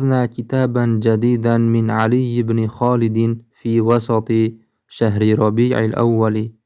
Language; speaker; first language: Arabic; non-native, fluent; Uzbek